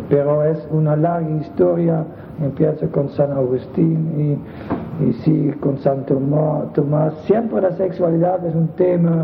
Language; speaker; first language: Spanish; non-native, fluent; Dutch